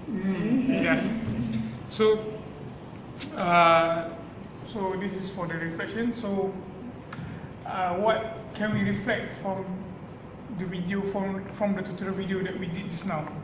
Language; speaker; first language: English; non-native, local second language; Malay